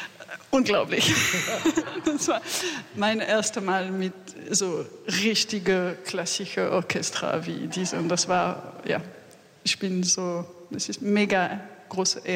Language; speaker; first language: German; non-native, learner; French